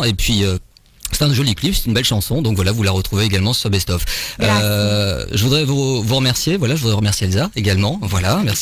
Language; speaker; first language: French; native; French